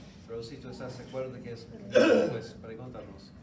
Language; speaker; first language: Spanish; non-native, fluent; English